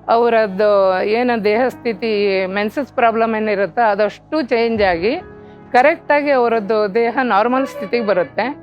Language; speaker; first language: Kannada; native; Kannada